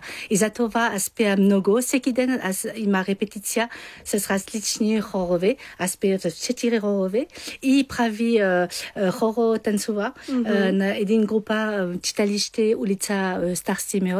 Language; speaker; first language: Bulgarian; non-native, learner; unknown